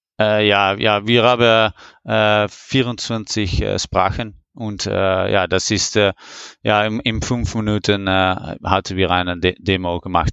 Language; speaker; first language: German; non-native, learner; Dutch